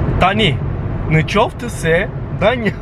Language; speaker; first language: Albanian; non-native, learner; Turkish